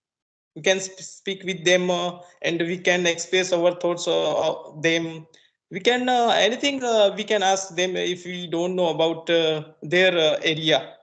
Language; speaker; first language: English; non-native, learner; Marathi